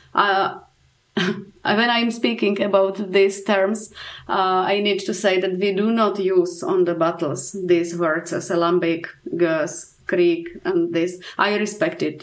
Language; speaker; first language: English; non-native, fluent; Czech